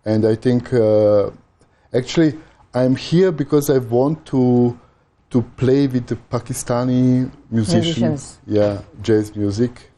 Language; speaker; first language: English; non-native, learner; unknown